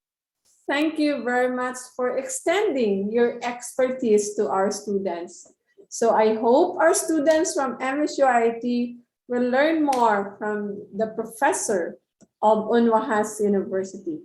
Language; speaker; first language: English; non-native, local second language; Filipino